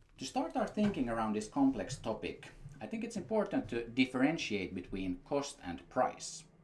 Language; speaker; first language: English; non-native, fluent; Finnish